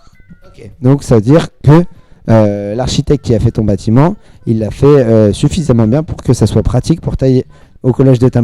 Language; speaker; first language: French; native; French